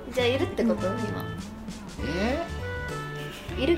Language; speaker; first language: Japanese; native; Japanese